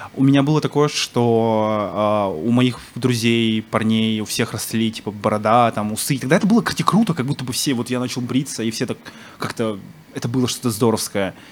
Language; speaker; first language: Russian; native; Russian